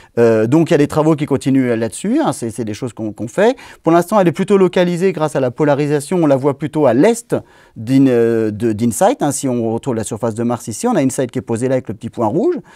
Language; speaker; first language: French; native; French